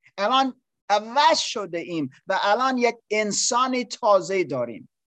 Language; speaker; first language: Persian; non-native, learner; English